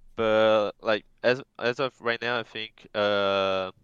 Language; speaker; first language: English; non-native, fluent; Portuguese